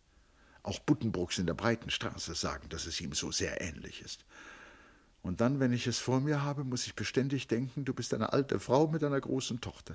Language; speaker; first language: German; native; German